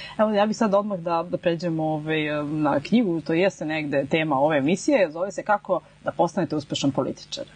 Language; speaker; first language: Serbian; native; Serbian